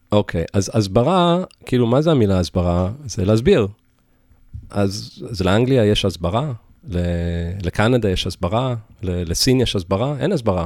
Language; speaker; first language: Hebrew; early bilingual, heritage; English